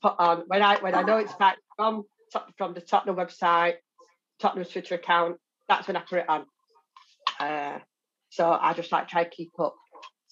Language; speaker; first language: English; native; English